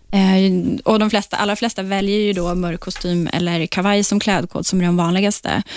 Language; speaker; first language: Swedish; non-native, fluent; Polish